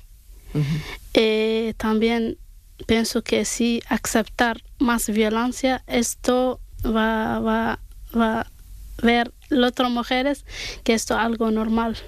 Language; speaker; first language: Spanish; non-native, learner; Arabic